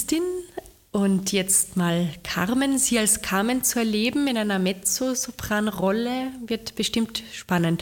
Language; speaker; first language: German; native; German